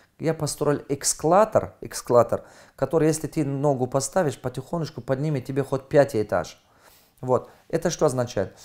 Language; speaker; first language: Russian; non-native, fluent; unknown